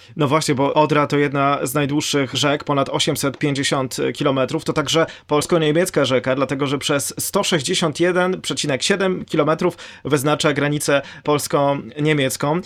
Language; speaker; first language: Polish; native; Polish